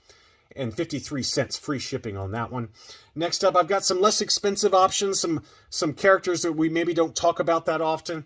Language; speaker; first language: English; native; English